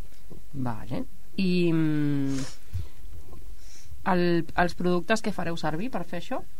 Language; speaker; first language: Catalan; native; Catalan